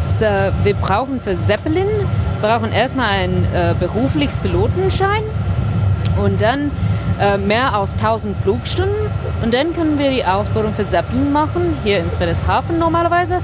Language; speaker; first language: German; non-native, learner; English